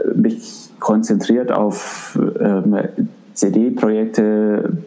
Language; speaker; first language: German; native; German